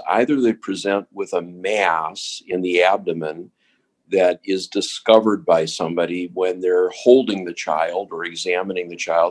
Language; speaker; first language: English; native; English